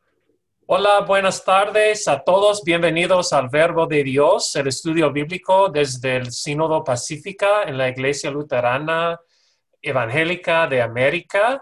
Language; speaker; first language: Spanish; non-native, fluent; English